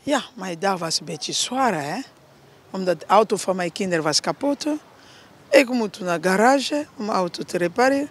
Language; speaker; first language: Dutch; non-native, learner; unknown